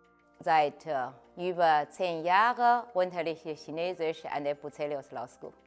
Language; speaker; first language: German; non-native, fluent; Chinese